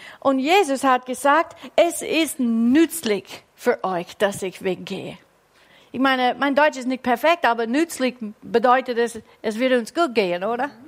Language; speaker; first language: German; non-native, fluent; English